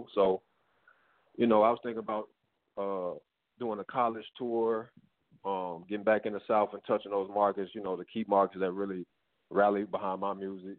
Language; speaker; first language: English; native; English